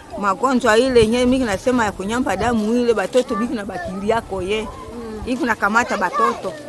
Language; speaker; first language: Swahili; native; Swahili